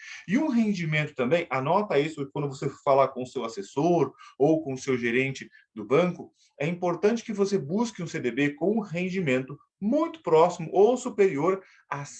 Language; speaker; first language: Portuguese; native; Portuguese